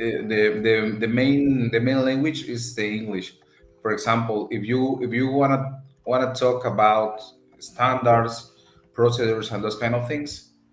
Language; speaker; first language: English; non-native, learner; Spanish